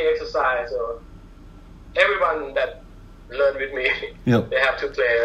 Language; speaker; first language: English; non-native, learner; Thai